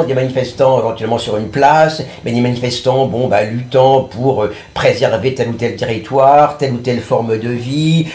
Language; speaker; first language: French; native; French